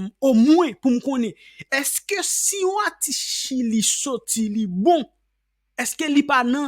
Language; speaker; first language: Haitian Creole; native; Haitian Creole